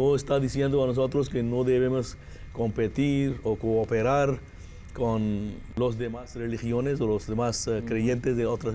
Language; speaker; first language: Spanish; non-native, fluent; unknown